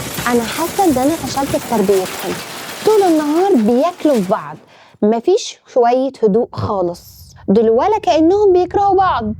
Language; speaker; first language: Arabic; native; Arabic